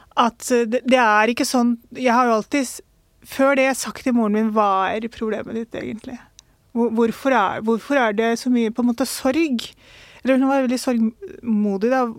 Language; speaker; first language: Norwegian; early bilingual, other home language; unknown